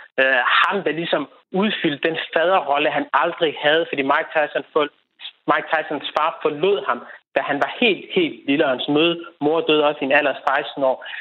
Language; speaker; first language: Danish; native; Danish